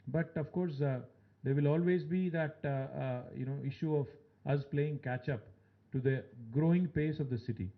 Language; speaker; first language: English; non-native, local second language; Telugu